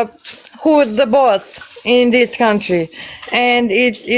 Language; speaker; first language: English; non-native, learner; Bosnian